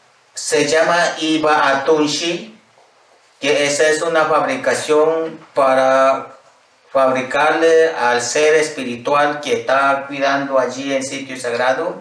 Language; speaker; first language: Spanish; non-native, local second language; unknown